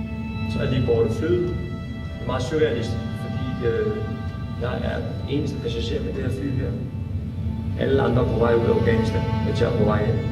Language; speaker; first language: Danish; early bilingual, other home language; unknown